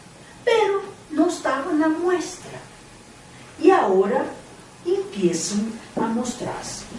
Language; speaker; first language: Spanish; non-native, fluent; Portuguese